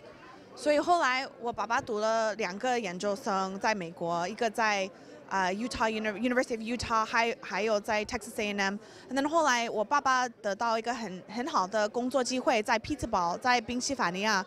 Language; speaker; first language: Chinese; early bilingual, heritage; English